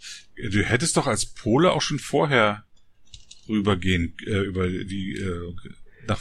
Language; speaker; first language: German; native; German